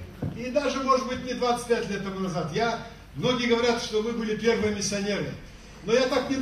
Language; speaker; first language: Russian; native; Russian